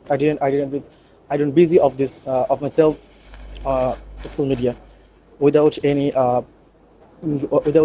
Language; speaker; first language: English; non-native, learner; Bangla